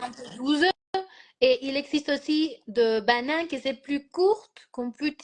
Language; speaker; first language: French; non-native, learner; Spanish